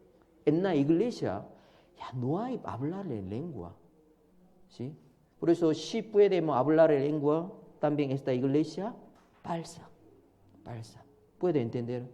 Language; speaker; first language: Spanish; non-native, learner; Korean